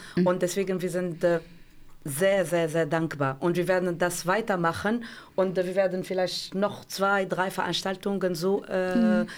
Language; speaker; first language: German; non-native, learner; Arabic